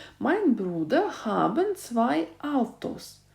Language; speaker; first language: German; non-native, fluent; Ukrainian